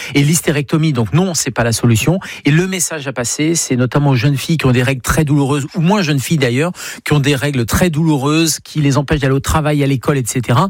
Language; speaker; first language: French; native; French